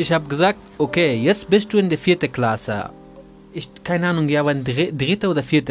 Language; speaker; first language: German; non-native, learner; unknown